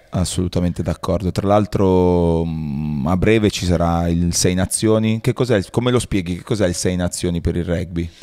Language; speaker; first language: Italian; native; Italian